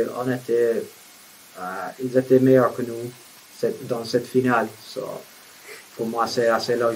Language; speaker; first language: French; non-native, fluent; English